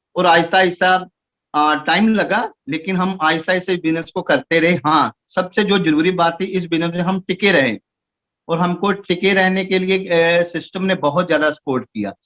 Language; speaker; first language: Hindi; non-native, local second language; Punjabi